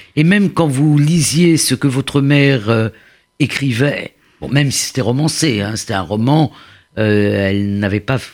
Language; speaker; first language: French; native; French